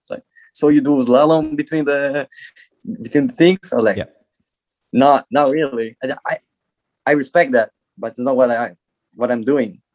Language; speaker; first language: English; non-native, learner; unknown